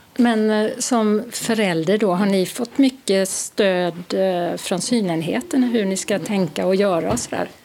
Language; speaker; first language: Swedish; native; Swedish